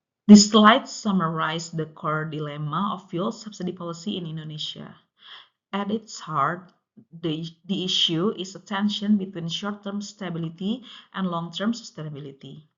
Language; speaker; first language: English; non-native, local second language; Indonesian